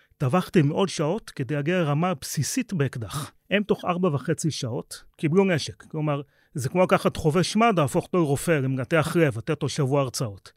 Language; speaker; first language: Hebrew; native; Hebrew